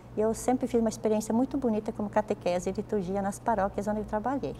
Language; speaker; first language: Portuguese; native; Portuguese